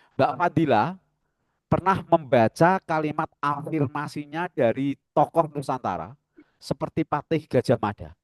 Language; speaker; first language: Indonesian; native; Indonesian